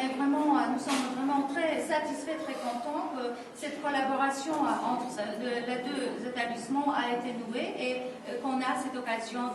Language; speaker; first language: French; non-native, fluent; Polish